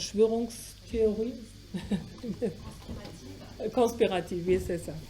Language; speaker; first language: French; non-native, fluent; German